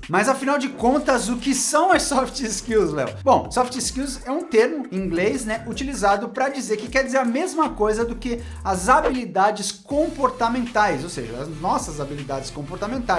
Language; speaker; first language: Portuguese; native; Portuguese